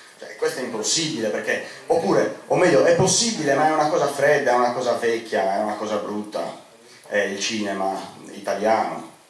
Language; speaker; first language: Italian; native; Italian